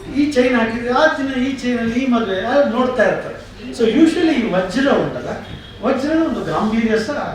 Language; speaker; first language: Kannada; native; Kannada